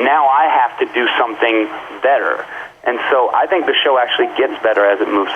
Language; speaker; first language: English; native; English